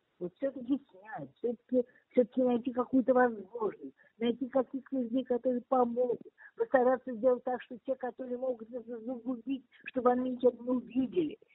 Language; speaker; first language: Russian; native; Russian